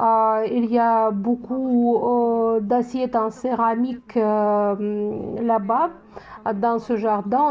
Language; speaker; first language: French; non-native, fluent; Russian